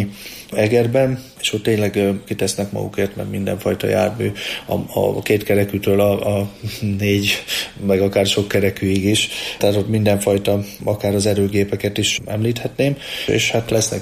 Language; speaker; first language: Hungarian; native; Hungarian